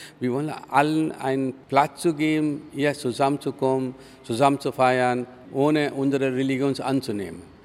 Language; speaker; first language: German; non-native, fluent; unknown